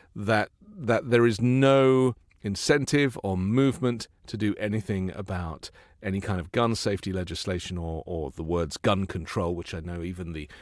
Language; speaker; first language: English; native; English